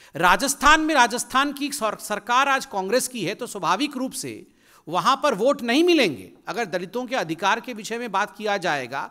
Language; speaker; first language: Hindi; native; Hindi